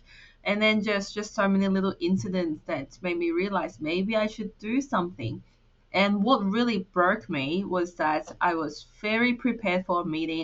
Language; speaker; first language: English; non-native, local second language; Cantonese